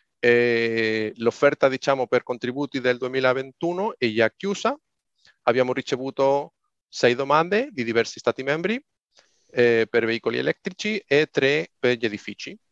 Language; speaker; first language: Italian; non-native, fluent; Spanish